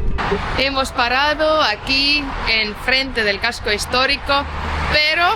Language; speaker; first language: Spanish; non-native, fluent; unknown